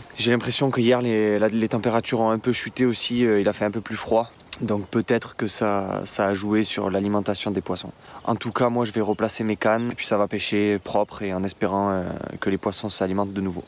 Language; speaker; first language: French; native; French